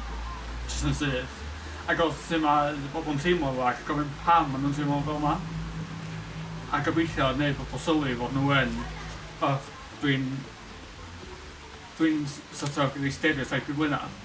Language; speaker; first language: Welsh; native; Welsh